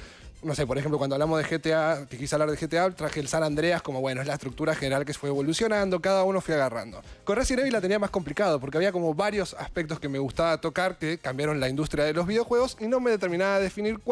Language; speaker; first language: Spanish; native; Spanish